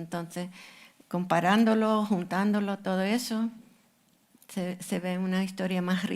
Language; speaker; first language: Spanish; non-native, fluent; English